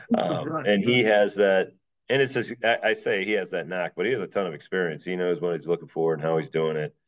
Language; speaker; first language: English; native; English